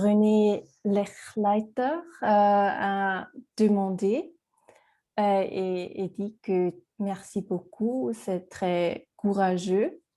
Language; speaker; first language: French; non-native, fluent; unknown